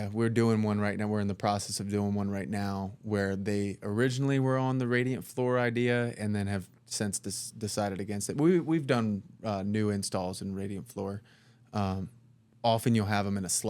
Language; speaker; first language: English; native; English